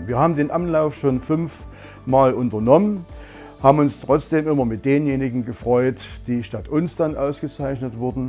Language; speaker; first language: German; native; German